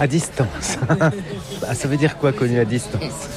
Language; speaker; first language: French; native; French